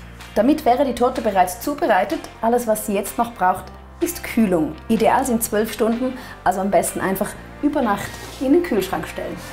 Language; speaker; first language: German; native; German